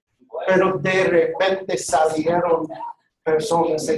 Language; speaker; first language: Spanish; non-native, fluent; English